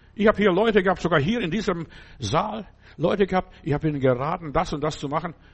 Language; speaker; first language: German; non-native, fluent; Lithuanian